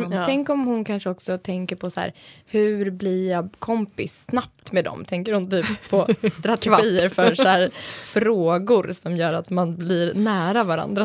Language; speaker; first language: Swedish; native; Swedish